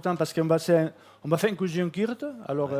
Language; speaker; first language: French; non-native, fluent; Catalan